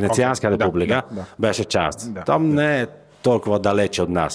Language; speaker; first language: Bulgarian; non-native, fluent; Italian